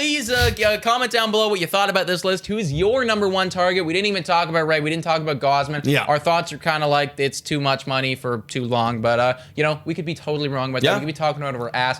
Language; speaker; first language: English; native; English